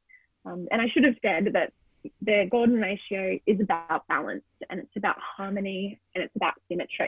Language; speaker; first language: English; native; English